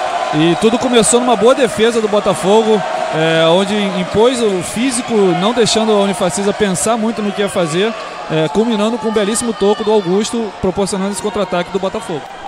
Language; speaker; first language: Portuguese; native; Portuguese